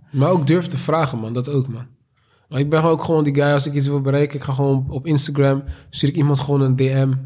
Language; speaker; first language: Dutch; native; Dutch